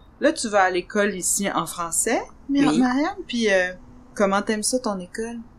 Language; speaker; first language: French; native; French